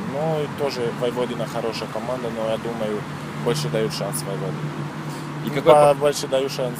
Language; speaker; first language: Russian; non-native, learner; Serbian